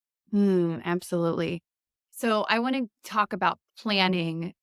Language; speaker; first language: English; native; English